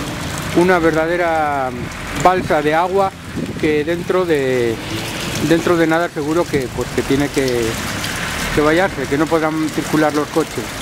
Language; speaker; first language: Spanish; native; Spanish